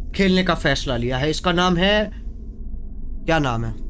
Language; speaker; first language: Hindi; native; Hindi